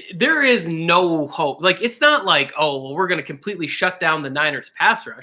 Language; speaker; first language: English; native; English